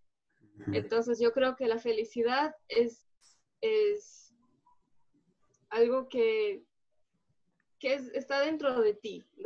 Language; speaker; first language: Spanish; early bilingual, other home language; Portuguese